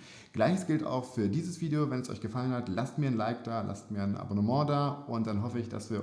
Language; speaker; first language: German; native; German